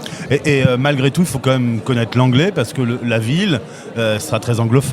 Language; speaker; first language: French; native; French